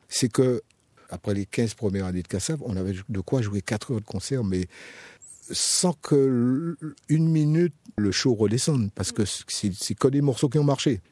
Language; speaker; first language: French; native; French